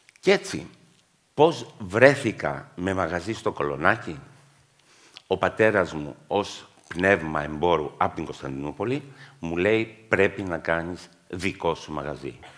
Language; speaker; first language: Greek; native; Greek